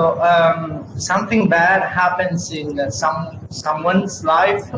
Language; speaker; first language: English; non-native, fluent; Italian